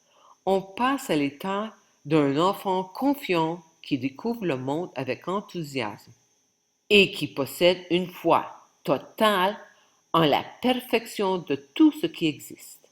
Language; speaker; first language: French; native; French